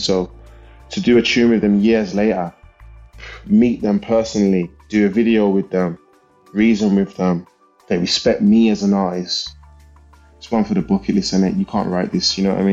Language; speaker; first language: English; native; English